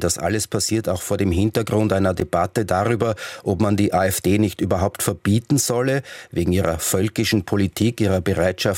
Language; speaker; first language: German; native; German